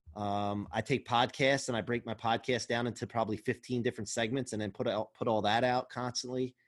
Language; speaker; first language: English; native; English